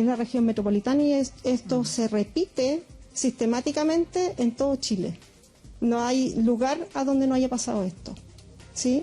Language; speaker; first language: Spanish; native; Spanish